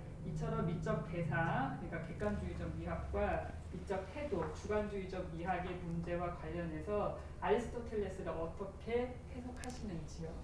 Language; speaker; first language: Korean; native; Korean